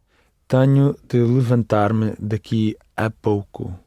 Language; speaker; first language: Portuguese; non-native, learner; English